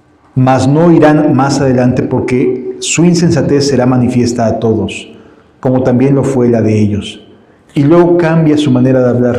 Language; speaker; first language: Spanish; native; Spanish